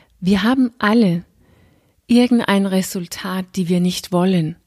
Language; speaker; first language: German; non-native, fluent; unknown